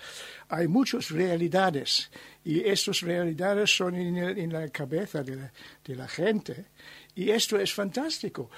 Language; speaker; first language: Spanish; non-native, learner; German